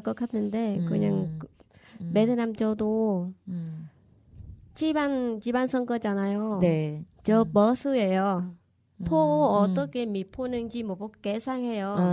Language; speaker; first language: Korean; non-native, learner; Vietnamese